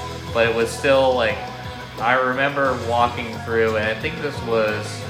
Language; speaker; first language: English; native; English